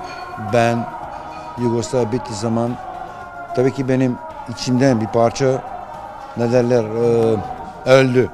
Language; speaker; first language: Turkish; non-native, fluent; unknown